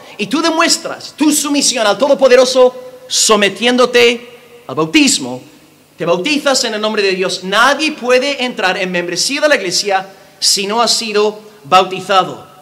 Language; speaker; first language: Spanish; non-native, fluent; English